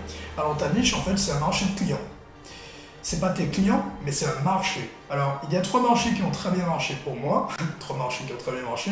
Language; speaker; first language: French; native; French